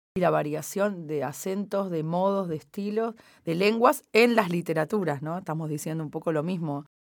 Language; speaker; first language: Spanish; native; Spanish